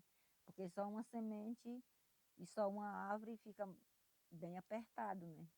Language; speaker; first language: Portuguese; non-native, local second language; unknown